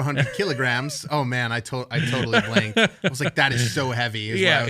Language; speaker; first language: English; native; English